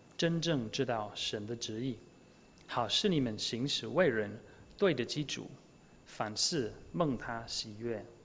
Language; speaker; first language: Chinese; non-native, fluent; English